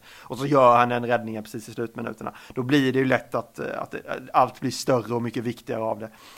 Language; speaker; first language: Swedish; native; Swedish